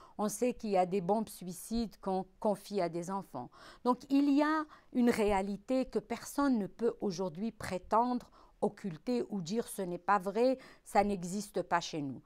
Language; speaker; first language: French; non-native, local second language; Arabic